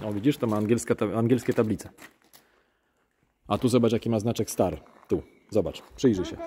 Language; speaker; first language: Polish; native; Polish